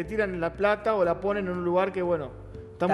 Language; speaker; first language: Spanish; native; Spanish